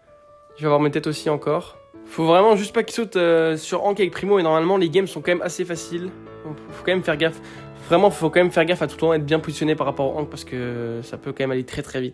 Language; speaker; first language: French; native; French